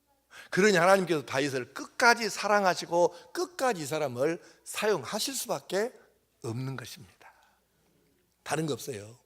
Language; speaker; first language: Korean; native; Korean